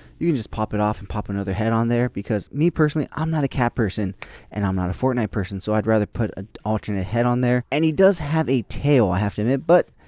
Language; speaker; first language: English; native; English